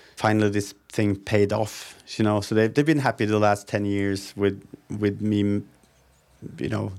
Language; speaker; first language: English; non-native, fluent; Norwegian